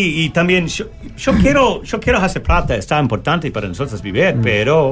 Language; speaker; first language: Spanish; non-native, learner; English